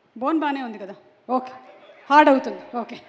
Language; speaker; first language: Telugu; native; Telugu